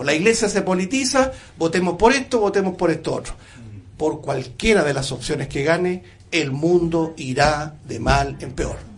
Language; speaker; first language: Spanish; native; Spanish